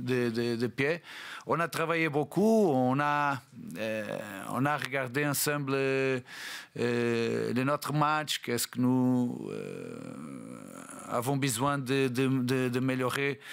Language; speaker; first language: French; non-native, learner; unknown